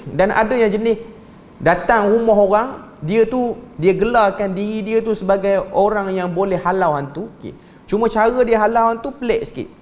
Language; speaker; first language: Malay; native; Malay